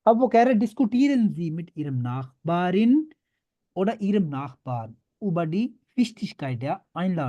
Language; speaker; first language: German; non-native, fluent; Urdu